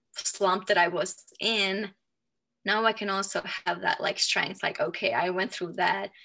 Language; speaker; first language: English; non-native, fluent; Finnish